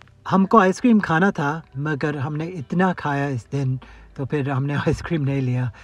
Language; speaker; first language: Hindi; early bilingual, other home language; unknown